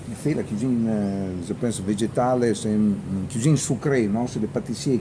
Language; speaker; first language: French; non-native, learner; Italian